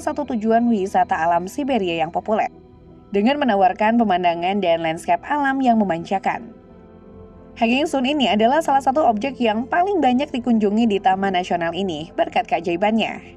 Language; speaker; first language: Indonesian; native; Indonesian